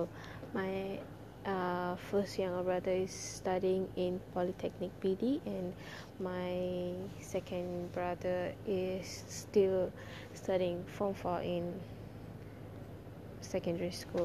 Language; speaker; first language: English; non-native, local second language; Tamil